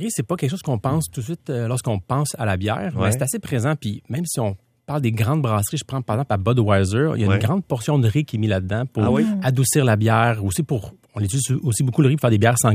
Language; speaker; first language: French; native; French